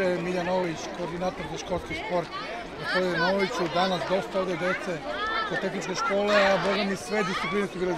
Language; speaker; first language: Serbian; native; Serbian